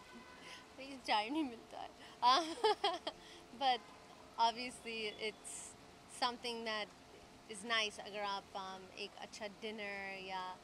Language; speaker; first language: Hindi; early bilingual, heritage; English